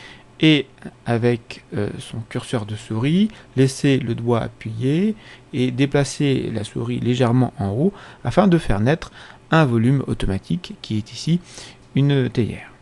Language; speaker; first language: French; native; French